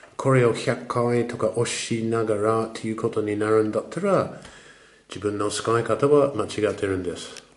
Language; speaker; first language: Japanese; non-native, fluent; English